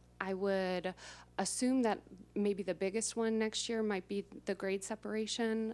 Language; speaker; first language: English; native; English